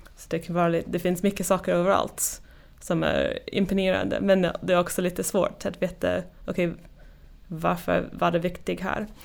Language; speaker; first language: Swedish; non-native, fluent; English